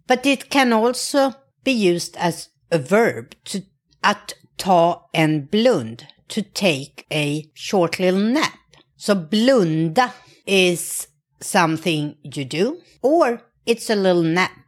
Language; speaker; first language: English; non-native, fluent; Swedish